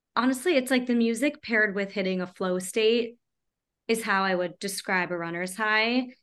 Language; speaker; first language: English; native; English